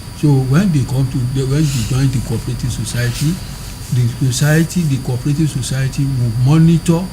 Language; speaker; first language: English; non-native, local second language; Yoruba